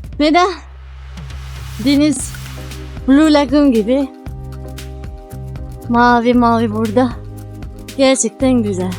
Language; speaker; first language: Turkish; non-native, learner; Arabic